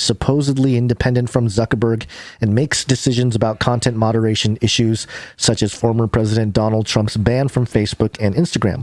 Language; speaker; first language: English; native; English